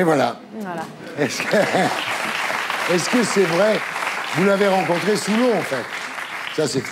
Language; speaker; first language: French; native; French